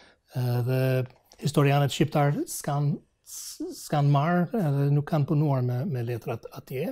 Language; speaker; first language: Albanian; non-native, fluent; English